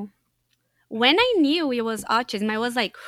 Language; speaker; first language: English; non-native, fluent; Portuguese